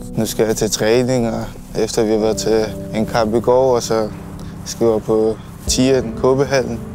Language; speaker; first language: Danish; early bilingual, other home language; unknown